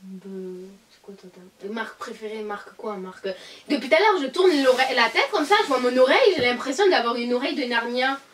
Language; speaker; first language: French; early bilingual, other home language; Arabic